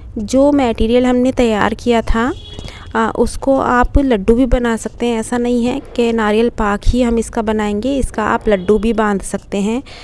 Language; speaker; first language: Hindi; native; Hindi